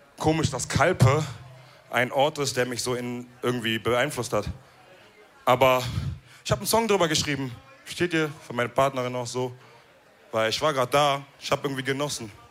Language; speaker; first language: German; early bilingual, other home language; Wolof